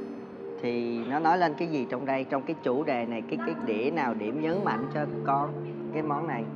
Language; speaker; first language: Vietnamese; native; Vietnamese